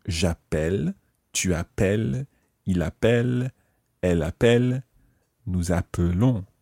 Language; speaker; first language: French; non-native, fluent; English